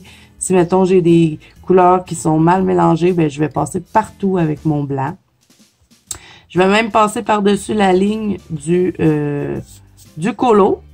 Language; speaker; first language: French; native; French